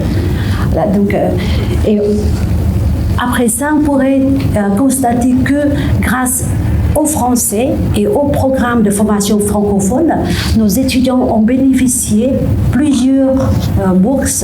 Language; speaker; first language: French; non-native, fluent; Vietnamese